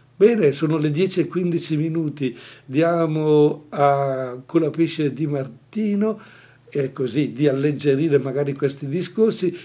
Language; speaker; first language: Italian; native; Italian